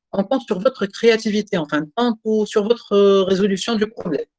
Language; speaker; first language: French; non-native, local second language; Arabic